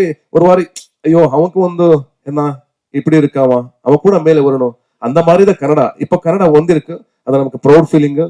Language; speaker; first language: Tamil; non-native, learner; Kannada